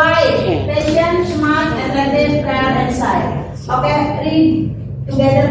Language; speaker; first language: English; non-native, learner; Indonesian